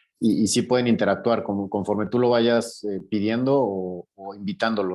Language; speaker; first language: Spanish; native; Spanish